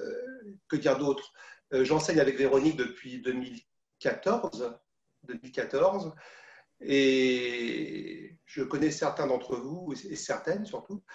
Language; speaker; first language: French; native; French